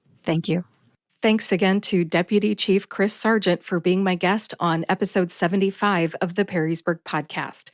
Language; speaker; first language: English; native; English